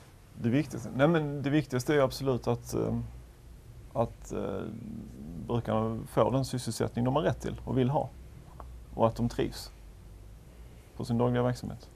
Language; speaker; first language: Swedish; native; Swedish